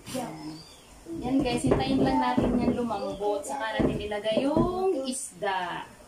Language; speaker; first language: Filipino; non-native, local second language; Cebuano